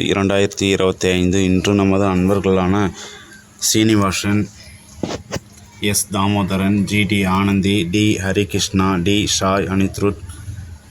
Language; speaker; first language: Tamil; native; Tamil